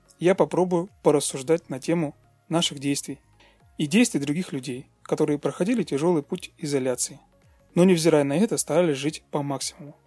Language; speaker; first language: Russian; native; Russian